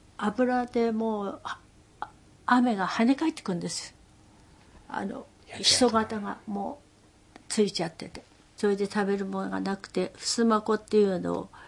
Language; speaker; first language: Japanese; native; Japanese